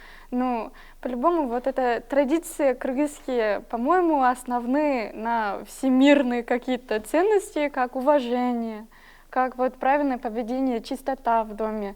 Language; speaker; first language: Russian; non-native, fluent; English